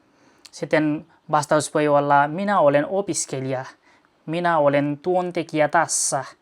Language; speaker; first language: Finnish; non-native, learner; Nepali